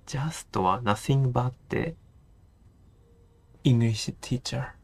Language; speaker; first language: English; non-native, learner; Japanese